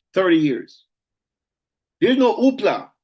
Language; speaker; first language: English; native; English